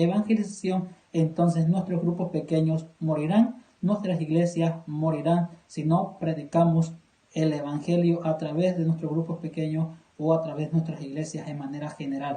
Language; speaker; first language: Spanish; native; Spanish